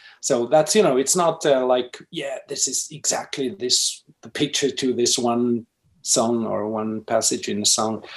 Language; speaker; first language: English; non-native, fluent; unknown